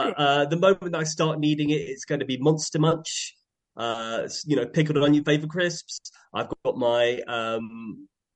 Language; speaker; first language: English; native; English